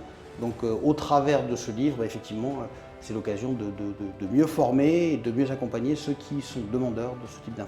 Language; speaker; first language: French; native; French